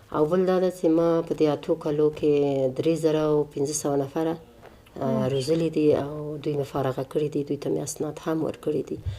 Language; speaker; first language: Pashto; non-native, local second language; Persian